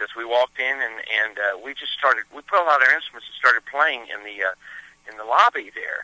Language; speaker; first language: English; native; English